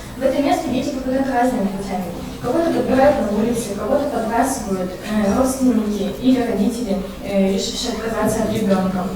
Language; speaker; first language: Russian; native; Russian